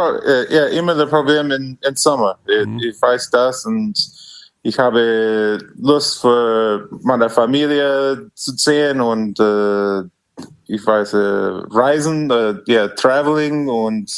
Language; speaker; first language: German; non-native, learner; English